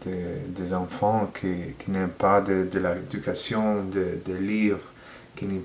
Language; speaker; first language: French; non-native, learner; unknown